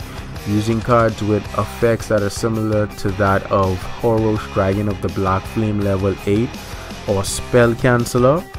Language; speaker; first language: English; native; English